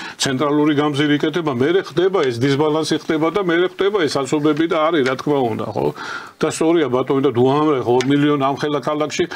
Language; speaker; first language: Georgian; native; Georgian